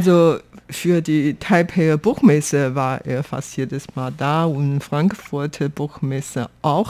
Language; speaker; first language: German; non-native, fluent; Chinese